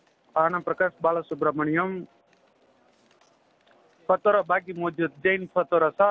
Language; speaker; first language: Arabic; non-native, learner; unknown